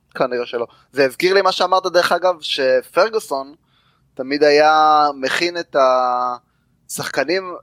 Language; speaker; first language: Hebrew; early bilingual, other home language; Afrikaans